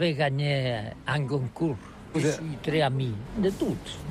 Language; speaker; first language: French; non-native, learner; Catalan